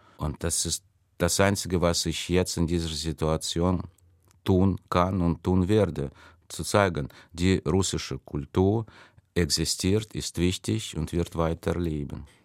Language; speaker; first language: German; non-native, fluent; Russian